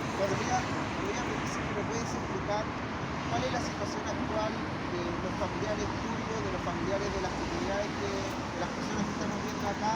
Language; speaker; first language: Spanish; native; Spanish